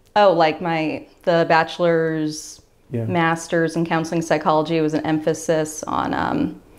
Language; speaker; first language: English; native; English